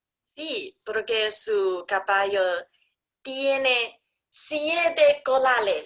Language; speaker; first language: Spanish; non-native, learner; Chinese